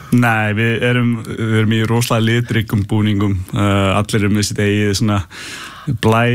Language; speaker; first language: Icelandic; early bilingual, heritage; Icelandic